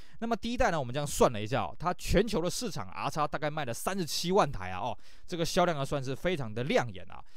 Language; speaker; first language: Chinese; native; Chinese